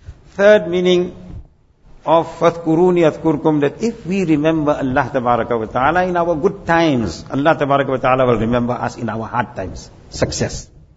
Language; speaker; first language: English; native; English